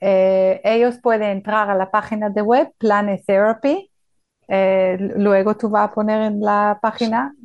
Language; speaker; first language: Spanish; non-native, fluent; Hebrew